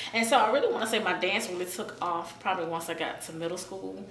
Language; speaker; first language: English; native; English